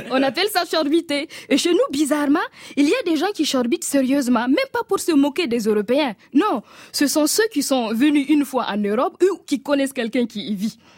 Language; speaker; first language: French; non-native, local second language; Mossi